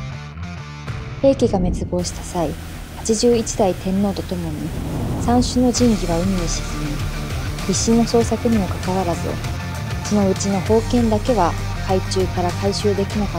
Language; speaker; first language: Japanese; native; Japanese